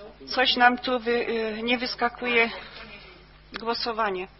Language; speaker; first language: Polish; native; Polish